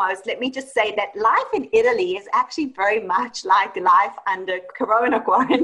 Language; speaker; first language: English; native; English